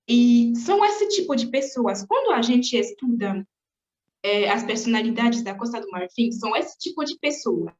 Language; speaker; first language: Portuguese; non-native, fluent; French